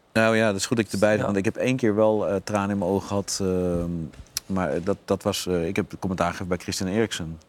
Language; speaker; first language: Dutch; native; Dutch